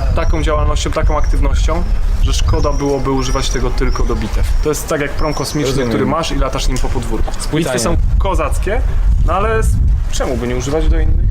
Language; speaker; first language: Polish; native; Polish